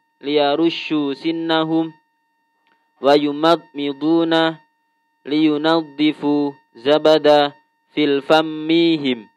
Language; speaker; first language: Arabic; non-native, learner; Indonesian